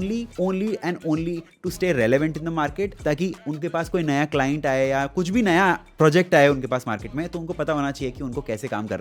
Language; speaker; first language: Hindi; native; Hindi